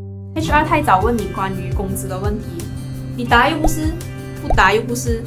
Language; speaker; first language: Chinese; native; Chinese